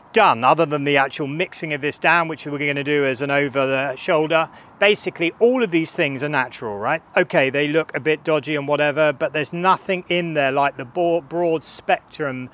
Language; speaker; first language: English; native; English